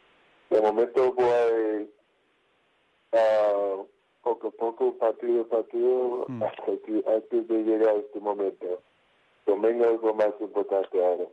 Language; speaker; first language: Spanish; non-native, fluent; English